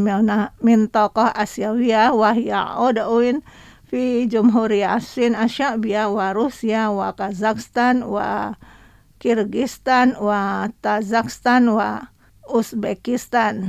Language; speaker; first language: Arabic; non-native, fluent; Indonesian